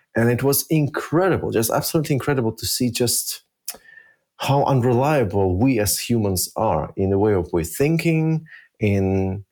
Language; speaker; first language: English; early bilingual, other home language; Russian